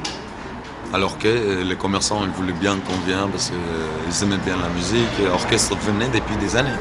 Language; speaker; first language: French; non-native, fluent; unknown